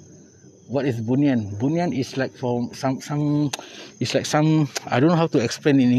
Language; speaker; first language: English; non-native, local second language; Malay